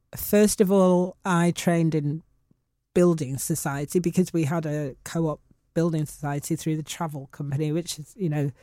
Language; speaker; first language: English; native; English